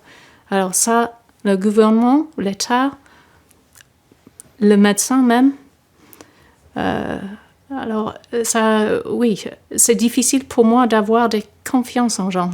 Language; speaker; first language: French; non-native, fluent; English